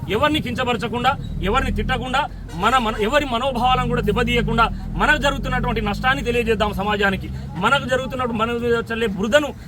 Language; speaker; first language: Telugu; non-native, local second language; Lambadi